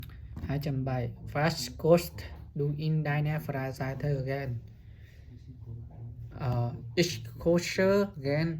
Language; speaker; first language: German; non-native, learner; Vietnamese